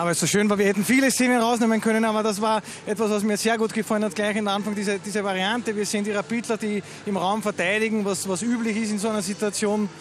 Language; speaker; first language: German; native; German